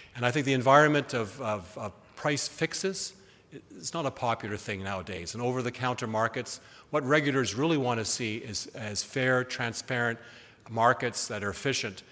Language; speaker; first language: English; native; English